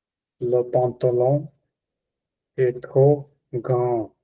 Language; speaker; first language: French; non-native, learner; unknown